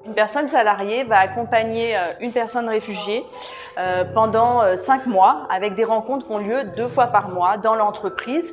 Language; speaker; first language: French; native; French